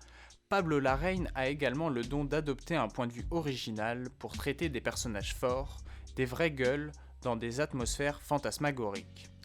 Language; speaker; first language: French; native; French